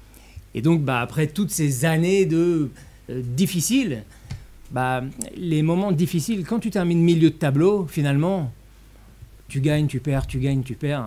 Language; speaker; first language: French; native; French